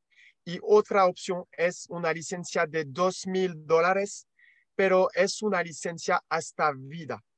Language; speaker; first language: Spanish; non-native, learner; French